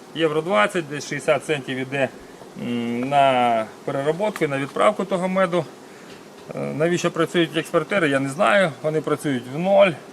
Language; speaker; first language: Ukrainian; non-native, local second language; Russian